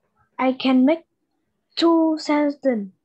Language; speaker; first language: English; non-native, learner; Vietnamese